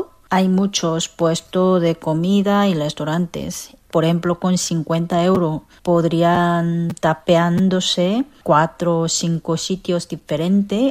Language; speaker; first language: Spanish; non-native, local second language; Korean